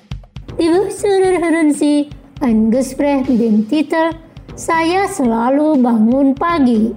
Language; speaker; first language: German; non-native, learner; Indonesian